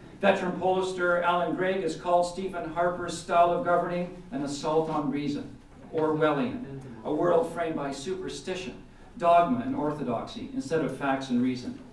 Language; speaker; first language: English; native; English